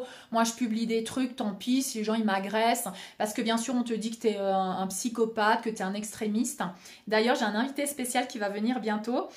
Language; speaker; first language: French; native; French